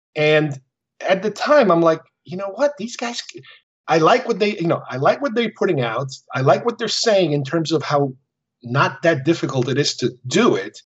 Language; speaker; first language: English; early bilingual, other home language; Spanish